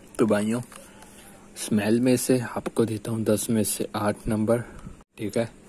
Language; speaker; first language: Hindi; non-native, local second language; Punjabi